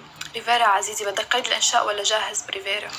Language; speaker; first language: Arabic; native; Arabic